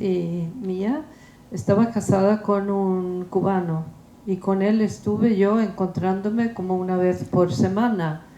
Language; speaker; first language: Spanish; non-native, fluent; Swedish